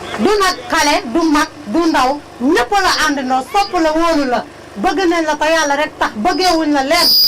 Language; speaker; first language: Wolof; native; Wolof